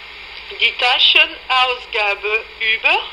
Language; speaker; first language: German; non-native, fluent; French